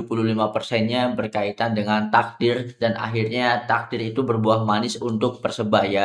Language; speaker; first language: Indonesian; native; Indonesian